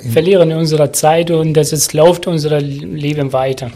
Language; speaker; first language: German; non-native, learner; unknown